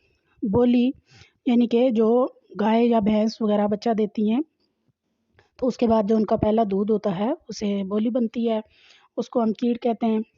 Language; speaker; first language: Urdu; non-native, local second language; Pahari-Potwari